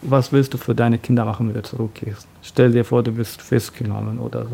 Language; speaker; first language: German; non-native, learner; Arabic